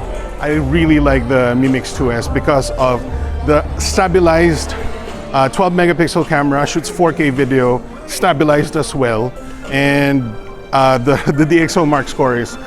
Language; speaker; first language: English; non-native, local second language; Filipino